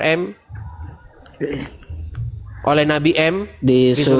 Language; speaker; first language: Indonesian; native; Indonesian